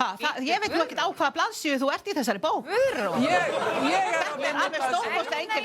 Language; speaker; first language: Icelandic; native; Icelandic